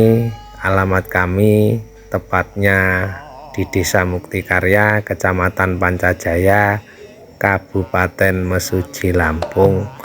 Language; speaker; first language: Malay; non-native, local second language; Javanese